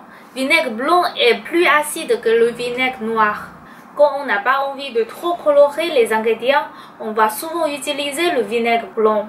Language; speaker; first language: French; non-native, fluent; Chinese